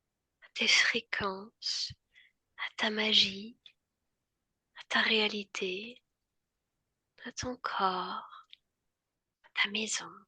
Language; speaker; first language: French; native; French